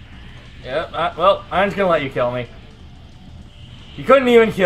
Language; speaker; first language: English; native; English